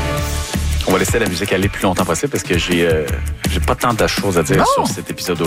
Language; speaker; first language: French; native; French